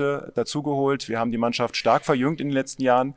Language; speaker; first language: German; native; German